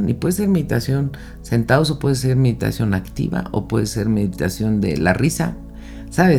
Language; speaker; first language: Spanish; native; Spanish